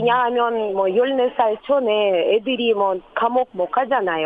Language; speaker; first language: Korean; non-native, learner; Russian